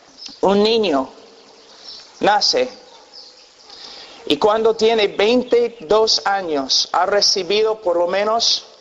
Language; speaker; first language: Spanish; non-native, fluent; English